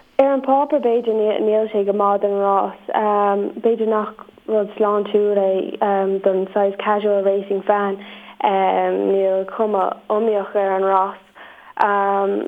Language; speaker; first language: Irish; non-native, local second language; English